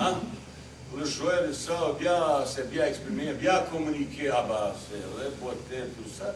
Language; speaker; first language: French; non-native, learner; Bosnian